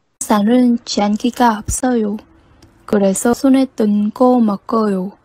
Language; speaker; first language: Korean; non-native, learner; Vietnamese